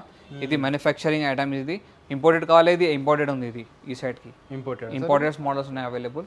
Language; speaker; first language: Telugu; non-native, local second language; Urdu